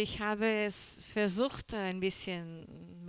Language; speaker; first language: German; non-native, learner; Portuguese